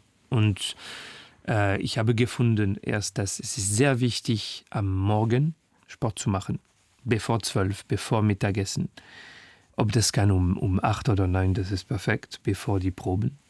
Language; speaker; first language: German; non-native, fluent; French